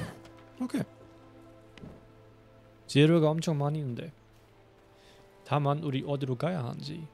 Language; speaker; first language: Korean; non-native, fluent; German